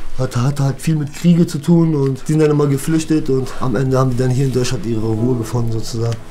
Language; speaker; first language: German; early bilingual, other home language; Kurdish